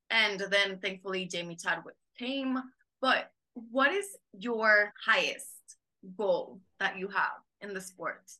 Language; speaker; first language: English; non-native, fluent; Spanish